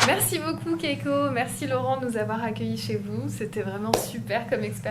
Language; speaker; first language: French; native; French